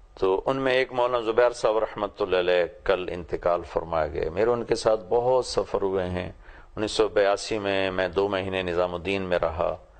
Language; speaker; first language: Urdu; non-native, local second language; Punjabi